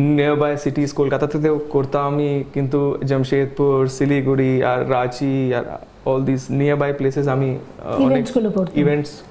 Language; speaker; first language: English; non-native, local second language; Bangla